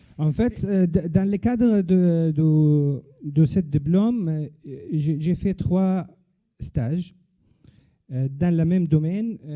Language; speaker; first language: French; non-native, learner; Arabic